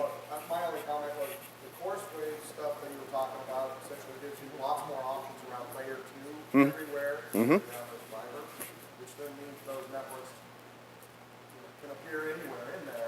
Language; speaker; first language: English; native; English